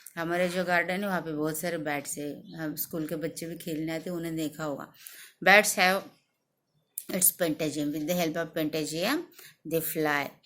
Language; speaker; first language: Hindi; non-native, local second language; Marathi